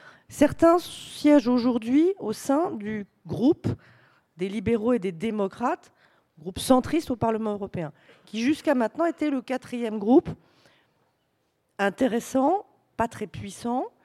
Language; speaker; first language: French; native; French